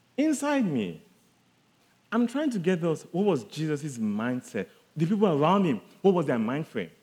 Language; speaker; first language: English; non-native, local second language; Yoruba